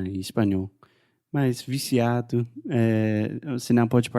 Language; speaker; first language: Portuguese; non-native, fluent; English